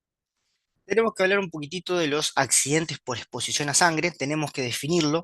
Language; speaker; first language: Spanish; native; Spanish